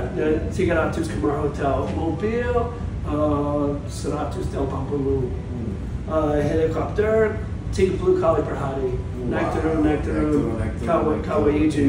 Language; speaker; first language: Indonesian; non-native, fluent; English